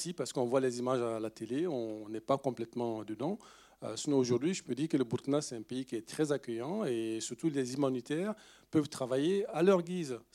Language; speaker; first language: French; non-native, local second language; Dyula